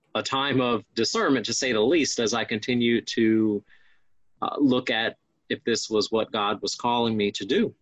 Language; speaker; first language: English; native; English